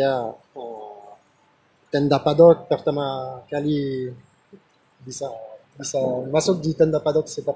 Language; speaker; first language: Indonesian; non-native, fluent; French